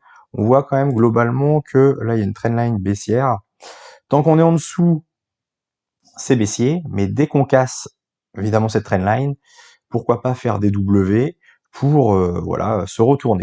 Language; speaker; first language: French; native; French